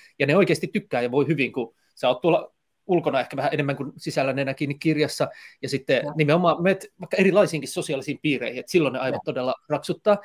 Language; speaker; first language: Finnish; native; Finnish